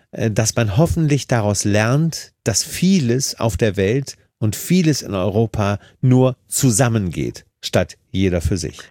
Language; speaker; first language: German; native; German